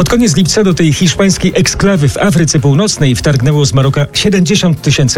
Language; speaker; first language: Polish; native; Polish